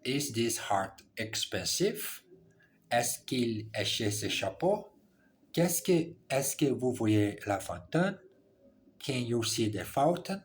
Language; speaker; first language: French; non-native, learner; English